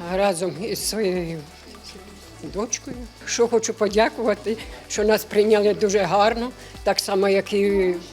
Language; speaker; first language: Ukrainian; non-native, local second language; Russian